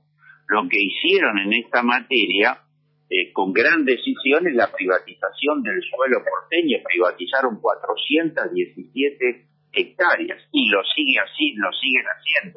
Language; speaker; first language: Spanish; native; Spanish